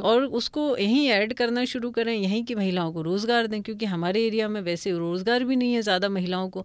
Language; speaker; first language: Hindi; non-native, local second language; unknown